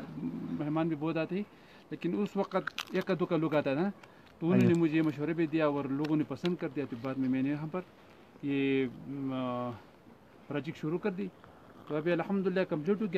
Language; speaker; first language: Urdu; non-native, local second language; Pashto